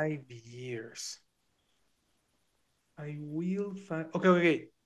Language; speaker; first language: English; non-native, fluent; Spanish